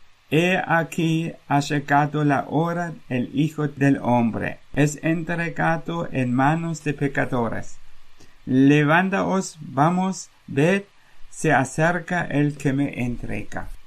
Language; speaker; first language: Spanish; non-native, fluent; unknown